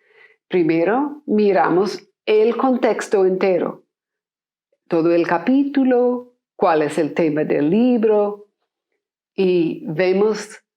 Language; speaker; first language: Spanish; non-native, fluent; English